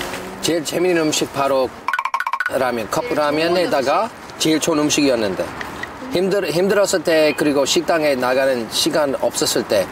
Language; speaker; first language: Korean; non-native, fluent; English